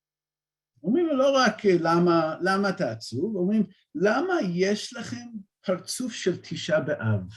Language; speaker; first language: Hebrew; non-native, fluent; English